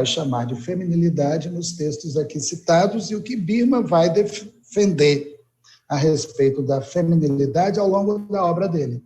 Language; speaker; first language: Portuguese; native; Portuguese